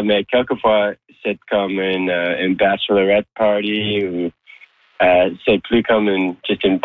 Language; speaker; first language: French; non-native, local second language; English